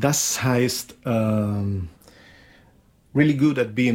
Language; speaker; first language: German; non-native, fluent; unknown